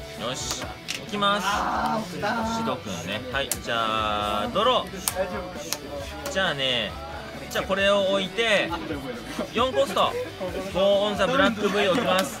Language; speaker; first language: Japanese; native; Japanese